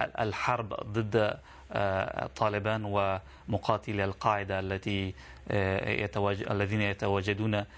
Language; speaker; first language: Arabic; non-native, fluent; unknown